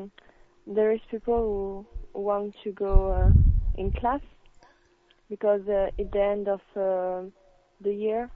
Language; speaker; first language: English; non-native, learner; French